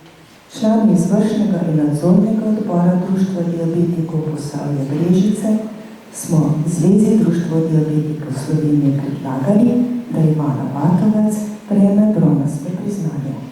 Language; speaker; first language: Slovenian; native; Slovenian